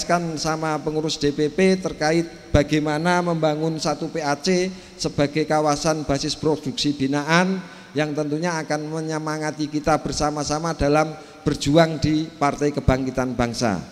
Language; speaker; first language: Indonesian; native; Indonesian